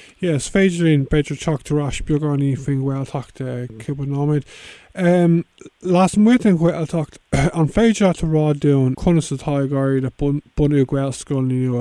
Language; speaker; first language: Irish; native; Irish